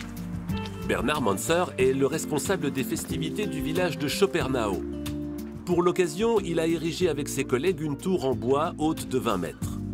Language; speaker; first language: French; native; French